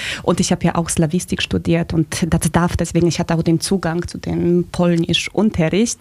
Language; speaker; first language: German; non-native, fluent; Polish